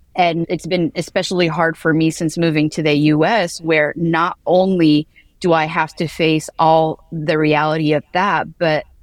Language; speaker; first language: English; early bilingual, heritage; Arabic